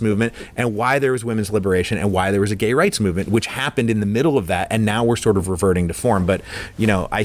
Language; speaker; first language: English; native; English